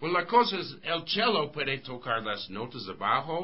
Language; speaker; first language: Spanish; non-native, learner; English